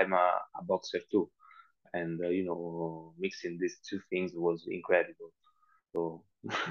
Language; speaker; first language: English; non-native, fluent; Italian